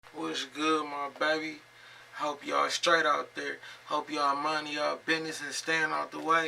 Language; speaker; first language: English; native; English